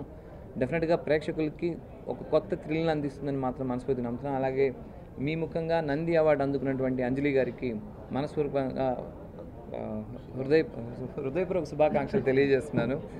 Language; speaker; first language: Telugu; native; Telugu